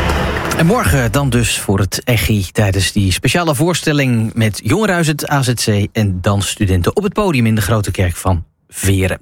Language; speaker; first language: Dutch; native; Dutch